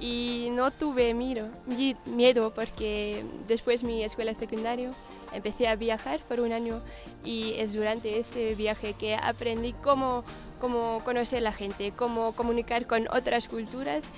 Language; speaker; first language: Spanish; non-native, learner; Dutch